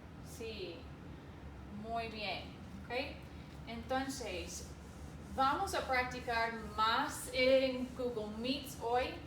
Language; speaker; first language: Spanish; non-native, fluent; English